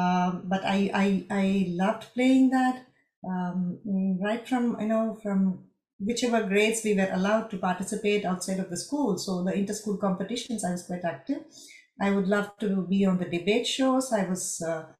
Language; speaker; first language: English; non-native, local second language; Tamil